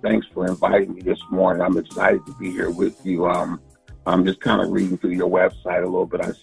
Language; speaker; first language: English; native; English